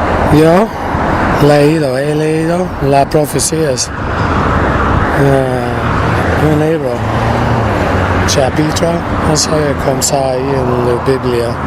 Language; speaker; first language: Spanish; non-native, learner; English